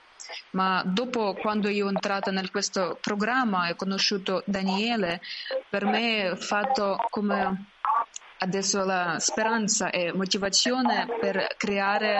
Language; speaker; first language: Italian; non-native, learner; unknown